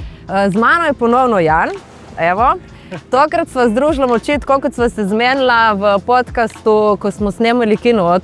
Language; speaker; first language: Slovenian; native; Slovenian